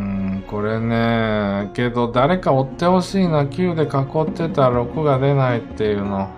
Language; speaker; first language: Japanese; native; Japanese